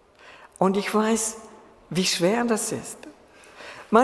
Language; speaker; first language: German; non-native, fluent; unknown